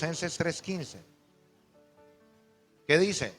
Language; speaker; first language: Spanish; native; Spanish